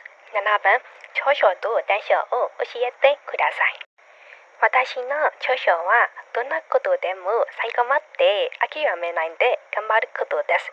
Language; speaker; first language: Japanese; non-native, learner; Burmese